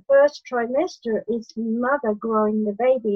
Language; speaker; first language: English; native; English